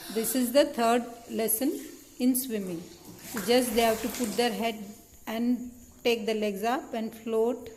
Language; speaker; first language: English; non-native, local second language; Kannada